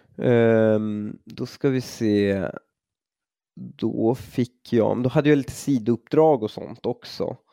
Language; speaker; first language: Swedish; early bilingual, other home language; Persian